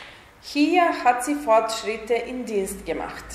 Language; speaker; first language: German; non-native, fluent; Serbian